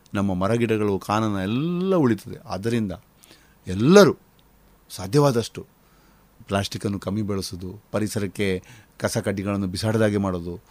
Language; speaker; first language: Kannada; non-native, local second language; Konkani